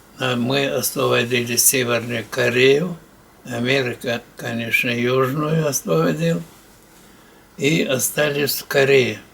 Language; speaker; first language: Russian; non-native, local second language; Bashkir